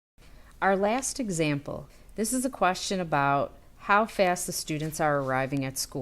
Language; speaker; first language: English; native; English